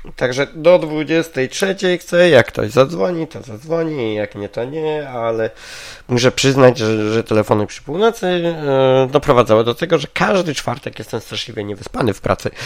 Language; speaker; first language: Polish; native; Polish